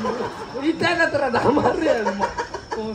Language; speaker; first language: Japanese; non-native, learner; Balinese